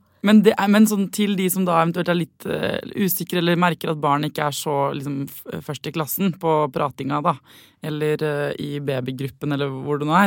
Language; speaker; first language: Norwegian; native; Norwegian